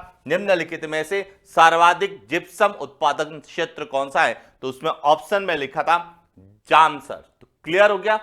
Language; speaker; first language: Hindi; native; Hindi